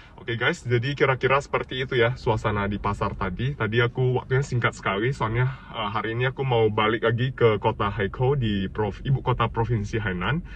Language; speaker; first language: Indonesian; native; Indonesian